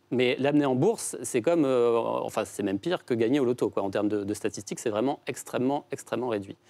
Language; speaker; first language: French; native; French